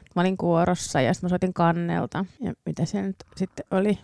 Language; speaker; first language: Finnish; early bilingual, other home language; English